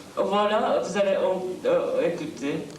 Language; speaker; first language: French; non-native, fluent; Japanese